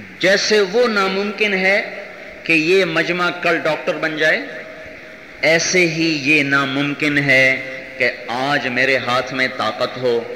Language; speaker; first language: Urdu; non-native, local second language; Punjabi